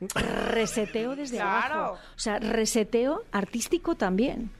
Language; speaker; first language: Spanish; native; Spanish